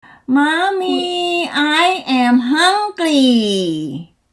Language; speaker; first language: English; non-native, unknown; Thai